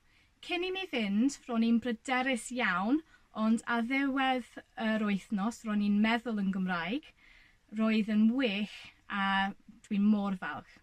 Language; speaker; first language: Welsh; non-native, learner; English